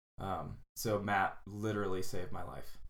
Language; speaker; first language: English; native; English